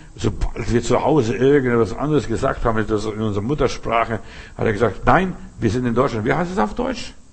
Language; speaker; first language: German; early bilingual, other home language; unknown